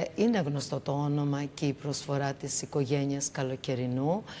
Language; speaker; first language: Greek; native; Greek